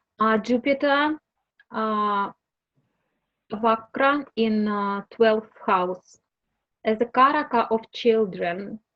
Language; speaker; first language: English; non-native, learner; Russian